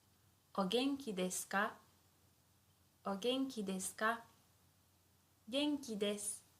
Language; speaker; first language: Japanese; non-native, fluent; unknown